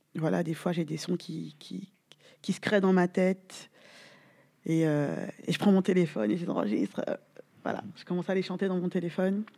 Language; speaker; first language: French; native; French